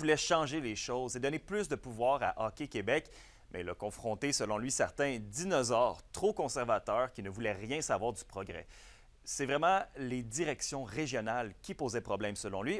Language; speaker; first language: French; native; French